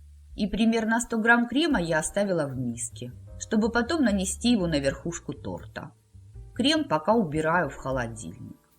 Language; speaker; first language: Russian; native; Russian